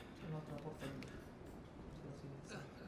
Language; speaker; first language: Italian; native; Italian